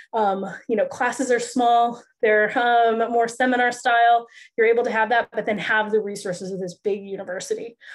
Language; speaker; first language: English; native; English